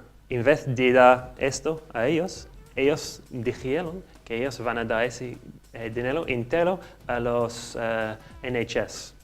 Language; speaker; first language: Spanish; non-native, learner; English